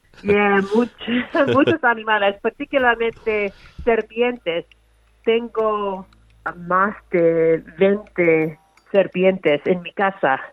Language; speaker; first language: Spanish; non-native, learner; English